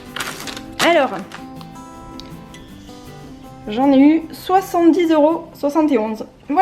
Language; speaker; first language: French; native; French